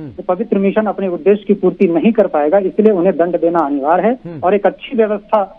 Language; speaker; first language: Hindi; native; Hindi